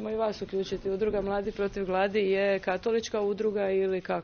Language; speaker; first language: Croatian; native; Croatian